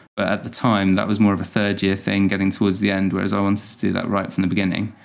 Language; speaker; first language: English; native; English